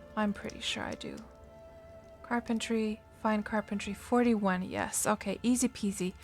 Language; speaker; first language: English; non-native, fluent; Finnish